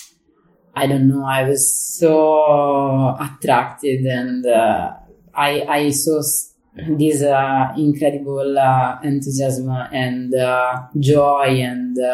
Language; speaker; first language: English; non-native, fluent; Italian